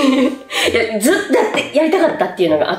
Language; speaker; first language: Japanese; native; Japanese